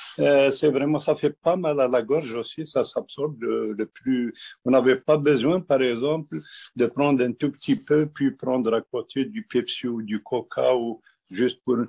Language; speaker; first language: French; non-native, local second language; Kabyle